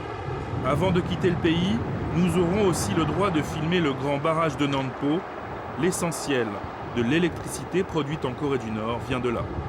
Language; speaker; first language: French; native; French